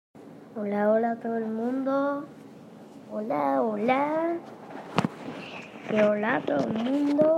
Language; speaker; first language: Spanish; early bilingual, heritage; Spanish